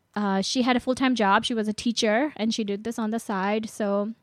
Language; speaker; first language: English; non-native, local second language; Gujarati